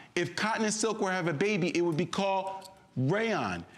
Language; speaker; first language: English; native; English